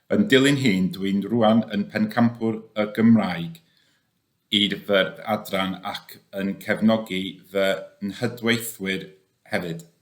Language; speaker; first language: Welsh; non-native, local second language; English